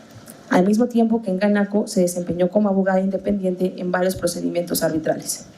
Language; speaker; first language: Spanish; native; Spanish